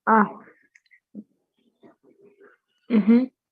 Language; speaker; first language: English; non-native, learner; Spanish